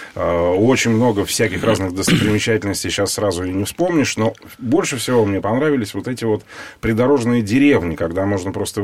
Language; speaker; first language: Russian; native; Russian